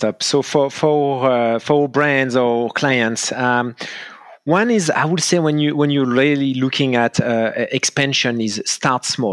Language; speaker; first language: English; non-native, fluent; French